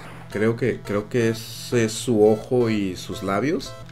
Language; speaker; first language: Spanish; native; Spanish